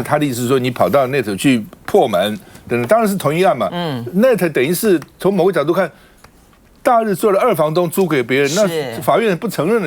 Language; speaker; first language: Chinese; native; Chinese